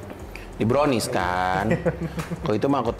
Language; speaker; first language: Indonesian; native; Indonesian